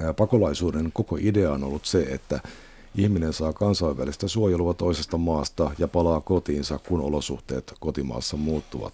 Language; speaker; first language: Finnish; native; Finnish